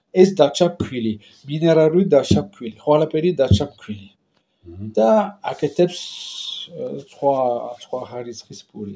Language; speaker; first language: Georgian; non-native, learner; French